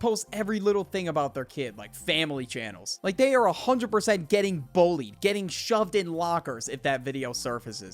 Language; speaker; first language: English; native; English